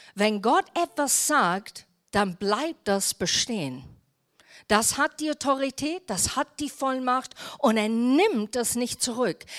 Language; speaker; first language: German; non-native, fluent; English